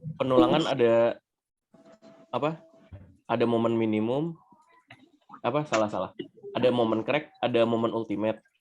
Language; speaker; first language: Indonesian; native; Indonesian